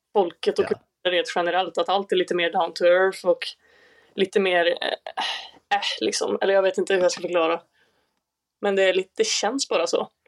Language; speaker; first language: Swedish; native; Swedish